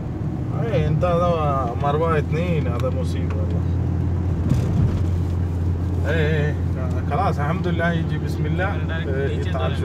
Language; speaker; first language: Arabic; non-native, learner; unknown